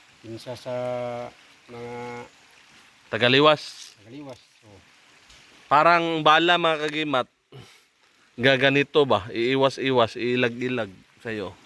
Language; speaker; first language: Filipino; native; Filipino